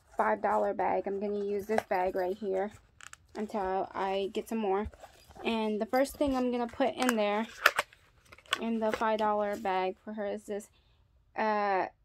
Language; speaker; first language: English; native; English